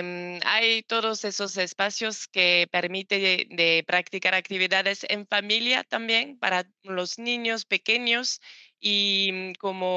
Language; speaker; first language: Spanish; non-native, learner; French